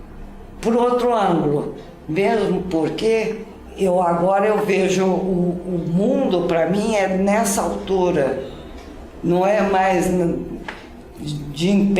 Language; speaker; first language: Portuguese; native; Portuguese